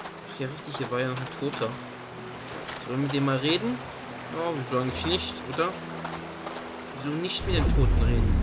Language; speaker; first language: German; native; German